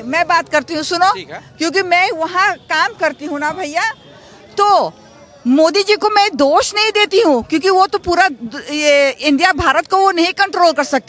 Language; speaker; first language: Hindi; early bilingual, heritage; Caribbean Hindustani